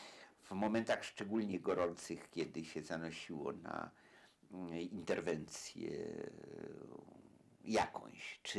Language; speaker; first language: Polish; native; Polish